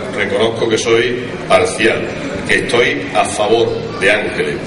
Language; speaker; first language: Spanish; native; Spanish